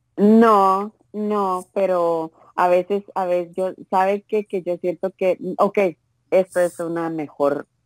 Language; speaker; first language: Spanish; native; Spanish